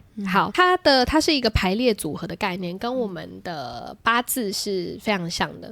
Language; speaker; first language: Chinese; native; Chinese